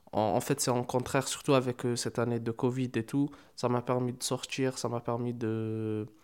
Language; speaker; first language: French; non-native, local second language; Arabic